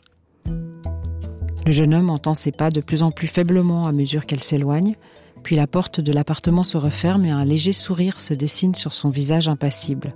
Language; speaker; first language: French; native; French